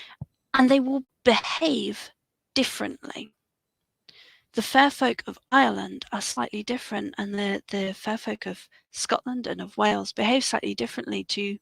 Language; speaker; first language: English; native; English